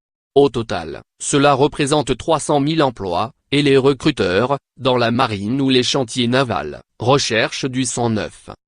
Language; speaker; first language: French; native; French